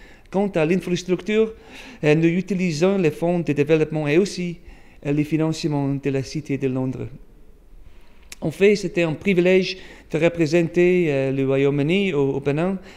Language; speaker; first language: French; non-native, fluent; English